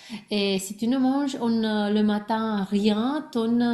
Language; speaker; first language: French; non-native, learner; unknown